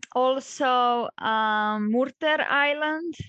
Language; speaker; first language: English; non-native, fluent; Croatian